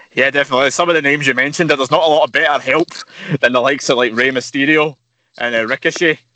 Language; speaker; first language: English; native; English